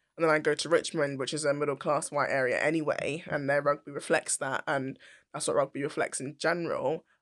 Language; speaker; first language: English; native; English